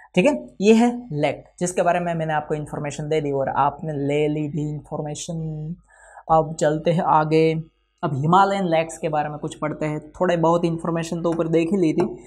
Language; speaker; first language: Hindi; non-native, local second language; Gujarati